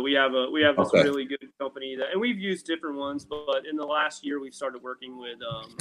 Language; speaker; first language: English; native; English